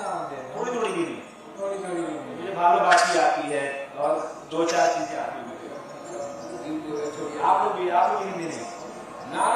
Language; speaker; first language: Hindi; non-native, learner; Bangla